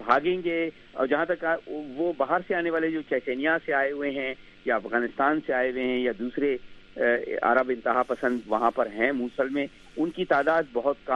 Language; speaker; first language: Urdu; native; Urdu